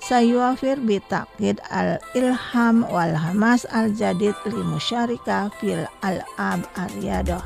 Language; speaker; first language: Arabic; non-native, fluent; Indonesian